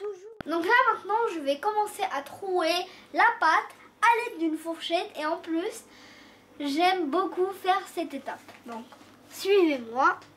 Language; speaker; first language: French; non-native, local second language; Arabic